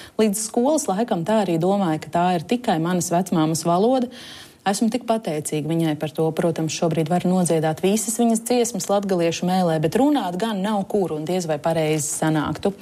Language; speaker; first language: Latvian; native; Latvian